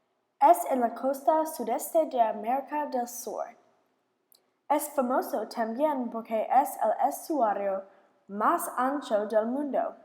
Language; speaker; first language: Spanish; non-native, learner; English